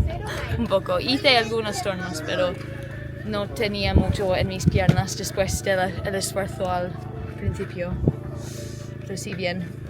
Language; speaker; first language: Spanish; non-native, fluent; English